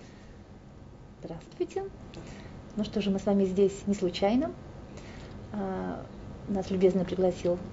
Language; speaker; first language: Russian; native; Russian